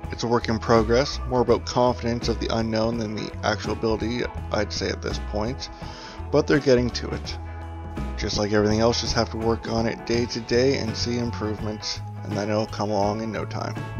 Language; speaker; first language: English; native; English